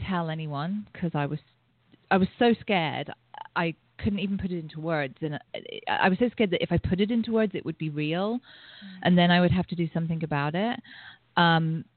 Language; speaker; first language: English; native; English